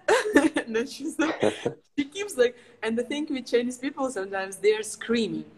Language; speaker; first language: English; non-native, fluent; Ukrainian